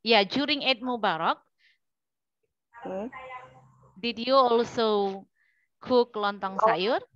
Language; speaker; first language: English; non-native, learner; Indonesian